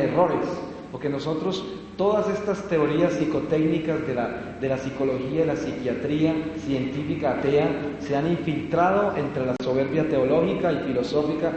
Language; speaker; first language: Spanish; native; Spanish